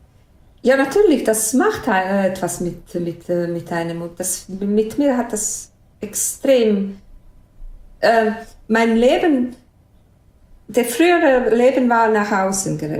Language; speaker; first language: German; non-native, fluent; Bosnian